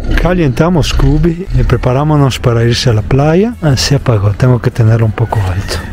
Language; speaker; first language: Spanish; non-native, fluent; Italian